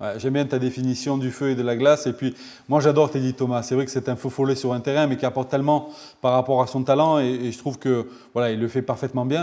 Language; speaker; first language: French; native; French